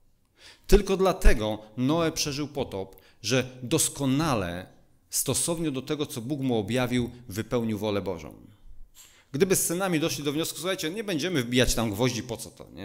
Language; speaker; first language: Polish; native; Polish